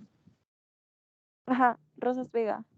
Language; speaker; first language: Spanish; native; Spanish